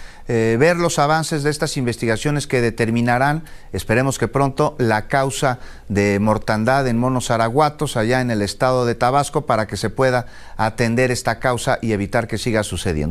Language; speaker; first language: Spanish; native; Spanish